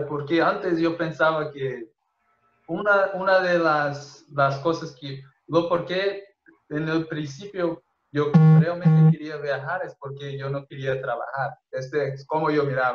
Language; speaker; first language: Spanish; non-native, fluent; Portuguese